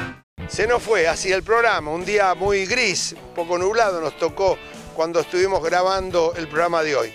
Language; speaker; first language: Spanish; native; Spanish